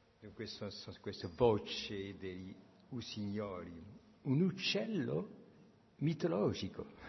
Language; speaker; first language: Italian; non-native, fluent; French